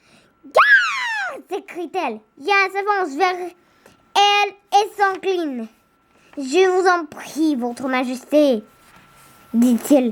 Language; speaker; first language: French; native; French